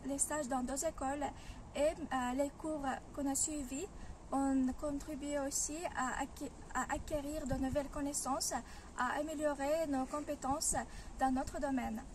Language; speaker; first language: French; non-native, fluent; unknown